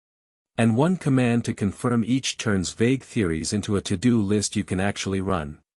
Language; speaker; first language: English; native; English